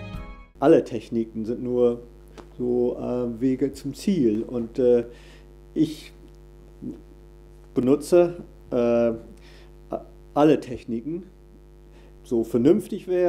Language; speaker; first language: German; non-native, fluent; English